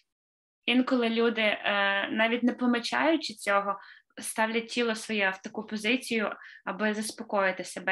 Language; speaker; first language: Ukrainian; native; Ukrainian